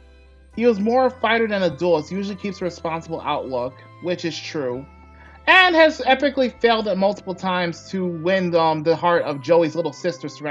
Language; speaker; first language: English; native; English